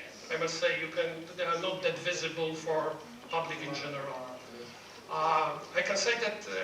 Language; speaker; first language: English; non-native, fluent; Polish